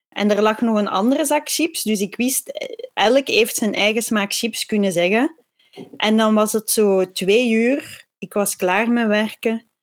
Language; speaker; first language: Dutch; native; Dutch